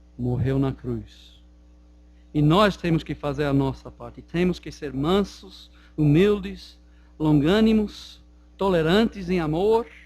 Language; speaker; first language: Portuguese; non-native, fluent; English